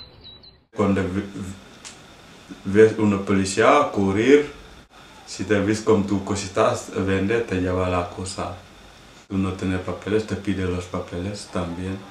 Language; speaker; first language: Spanish; non-native, learner; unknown